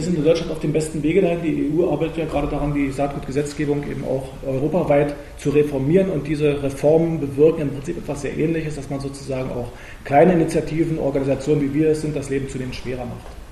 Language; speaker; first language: German; native; German